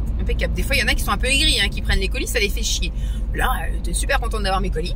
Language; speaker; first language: French; native; French